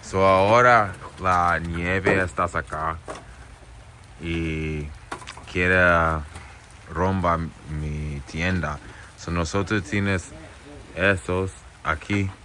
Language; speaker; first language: Spanish; non-native, learner; English